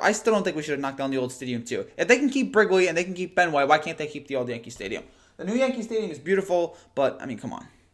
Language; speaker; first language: English; native; English